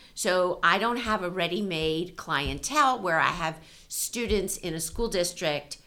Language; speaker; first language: English; native; English